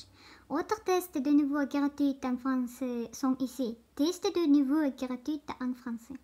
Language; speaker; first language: French; non-native, learner; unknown